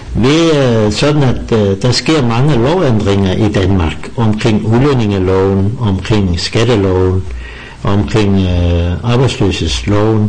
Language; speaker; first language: Danish; non-native, fluent; Persian